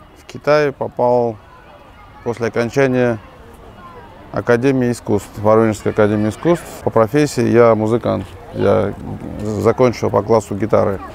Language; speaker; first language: Russian; native; Russian